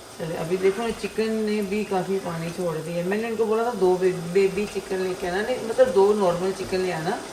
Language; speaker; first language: Urdu; non-native, local second language; Punjabi